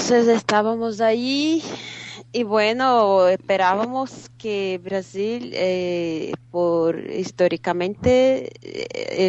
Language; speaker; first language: Spanish; non-native, fluent; Portuguese